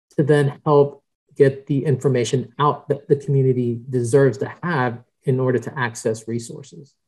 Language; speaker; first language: English; early bilingual, other home language; Spanish